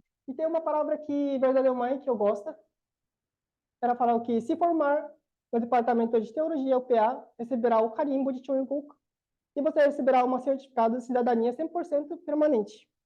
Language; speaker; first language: Portuguese; non-native, learner; Korean